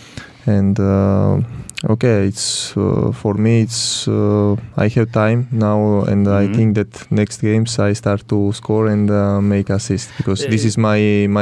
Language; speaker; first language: English; non-native, learner; Georgian